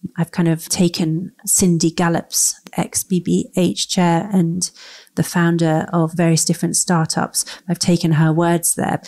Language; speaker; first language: English; native; English